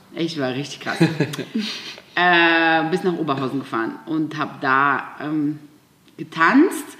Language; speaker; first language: German; non-native, fluent; Russian